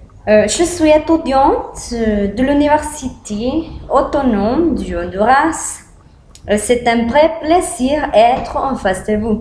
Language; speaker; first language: French; non-native, learner; Spanish